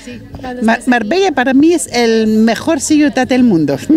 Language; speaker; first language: Spanish; non-native, learner; German